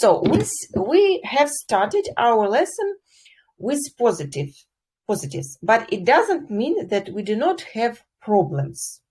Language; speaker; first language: English; non-native, fluent; Russian